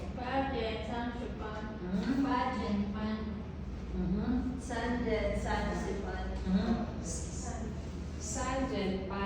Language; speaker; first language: Chinese; non-native, learner; Filipino